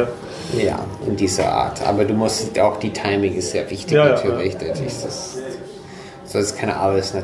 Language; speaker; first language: German; non-native, fluent; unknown